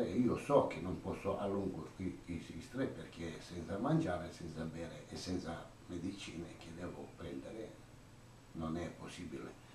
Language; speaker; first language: Italian; non-native, learner; Croatian